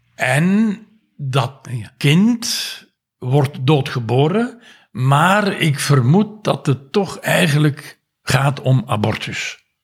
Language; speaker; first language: Dutch; native; Dutch